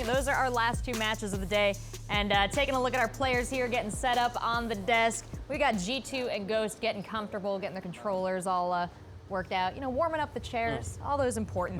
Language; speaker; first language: English; native; English